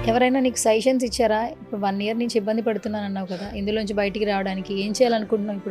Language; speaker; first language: Telugu; native; Telugu